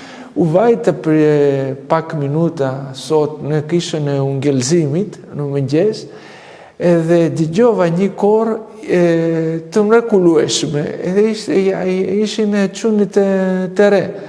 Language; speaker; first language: Albanian; non-native, fluent; Greek